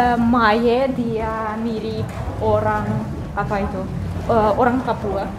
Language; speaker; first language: Indonesian; non-native, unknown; Russian